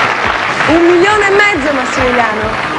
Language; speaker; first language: Italian; native; Italian